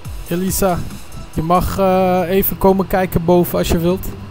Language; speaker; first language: Dutch; early bilingual, other home language; Turkish